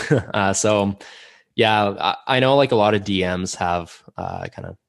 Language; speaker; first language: English; non-native, fluent; Russian